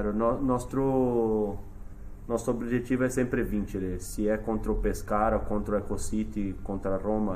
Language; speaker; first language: Italian; non-native, fluent; Portuguese